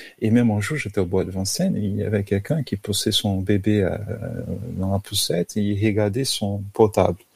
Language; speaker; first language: French; non-native, fluent; Portuguese